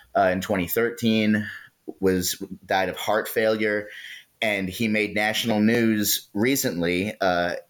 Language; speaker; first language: English; native; English